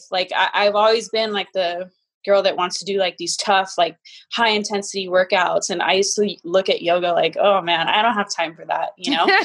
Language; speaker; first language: English; native; English